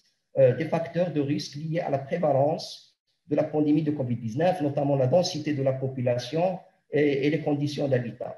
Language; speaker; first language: French; non-native, local second language; Arabic